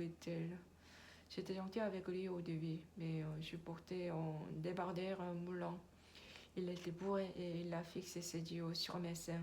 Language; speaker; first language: French; non-native, learner; Korean